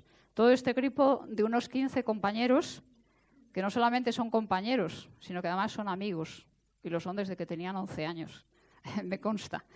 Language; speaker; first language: Spanish; native; Spanish